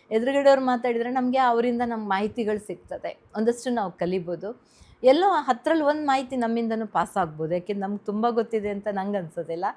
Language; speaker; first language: Kannada; native; Kannada